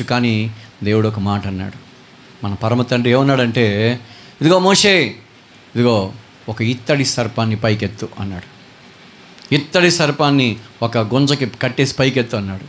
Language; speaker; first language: Telugu; native; Telugu